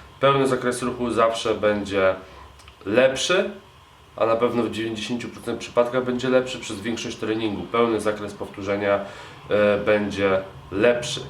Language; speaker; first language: Polish; native; Polish